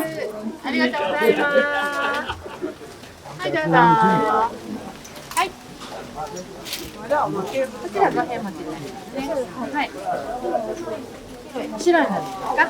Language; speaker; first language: Japanese; native; Japanese